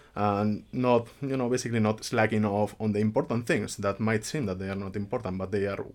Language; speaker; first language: English; non-native, fluent; Spanish